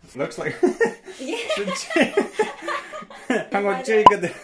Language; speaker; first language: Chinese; non-native, fluent; Danish